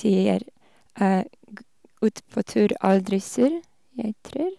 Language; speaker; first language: Norwegian; non-native, learner; Polish